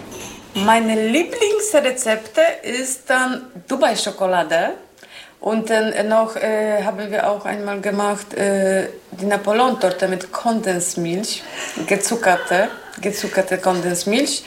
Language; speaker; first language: German; non-native, learner; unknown